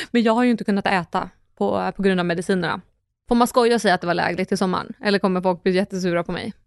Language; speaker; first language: Swedish; early bilingual, other home language; Russian